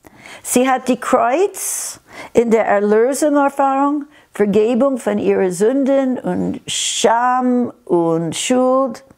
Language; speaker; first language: German; non-native, fluent; English